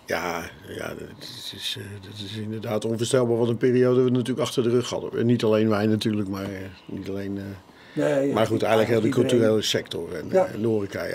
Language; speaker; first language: Dutch; native; Dutch